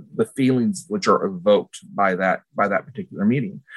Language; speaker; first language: English; early bilingual, other home language; Spanish